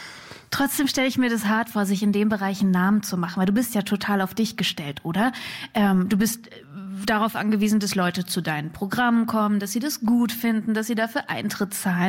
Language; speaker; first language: German; native; German